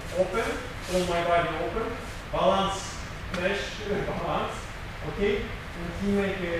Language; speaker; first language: English; non-native, learner; Russian